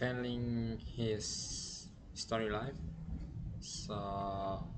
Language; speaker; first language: English; non-native, learner; Indonesian